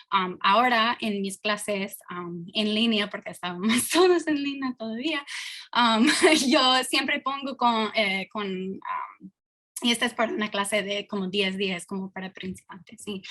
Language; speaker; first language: Spanish; non-native, fluent; English